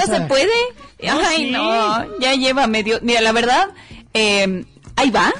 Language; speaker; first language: Spanish; native; Spanish